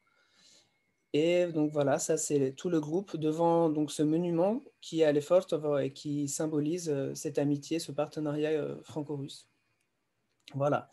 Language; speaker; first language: French; native; French